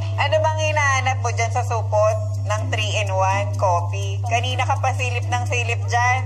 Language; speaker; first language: Filipino; native; Filipino